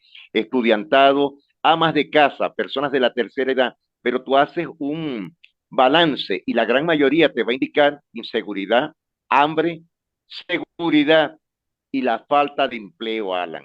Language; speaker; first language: Spanish; native; Spanish